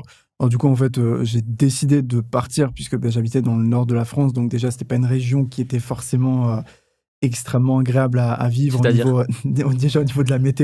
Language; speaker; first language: French; native; French